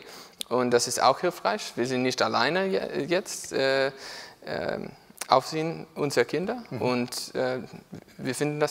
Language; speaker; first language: German; non-native, learner; English